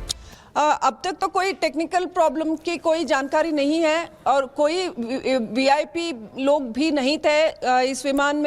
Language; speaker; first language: Hindi; non-native, local second language; Kannada